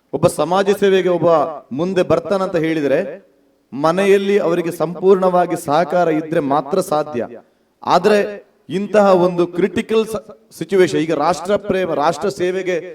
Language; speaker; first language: Kannada; non-native, local second language; Tulu